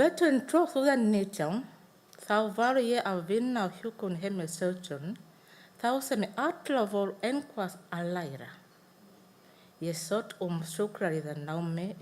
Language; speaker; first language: Icelandic; non-native, learner; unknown